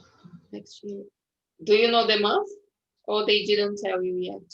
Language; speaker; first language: English; non-native, fluent; Portuguese